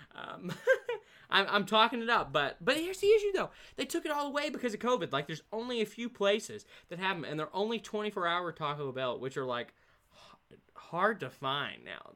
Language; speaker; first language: English; native; English